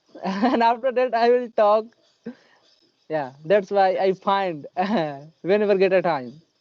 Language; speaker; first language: English; non-native, learner; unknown